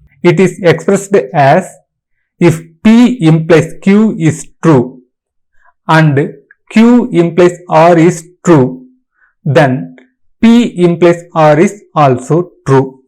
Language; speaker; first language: English; non-native, local second language; Tamil